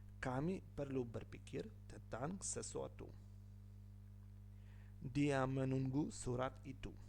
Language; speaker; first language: Indonesian; non-native, learner; Ukrainian